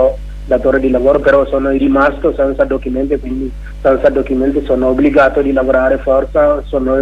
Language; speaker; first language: Italian; non-native, learner; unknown